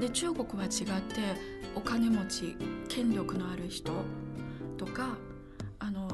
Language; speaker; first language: Japanese; non-native, fluent; Chinese